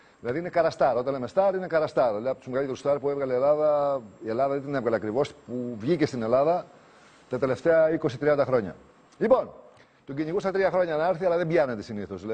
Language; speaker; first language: Greek; native; Greek